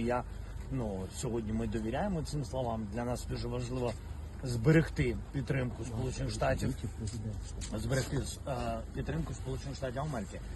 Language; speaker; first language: Ukrainian; non-native, local second language; Russian